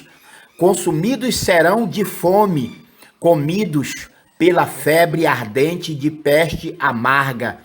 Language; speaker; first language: Portuguese; native; Portuguese